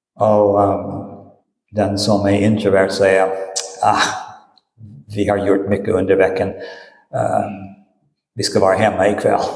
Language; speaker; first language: Swedish; non-native, fluent; English